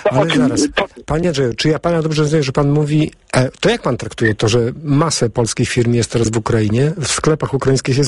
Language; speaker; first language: Polish; native; Polish